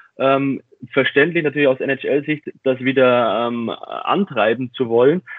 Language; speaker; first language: German; native; German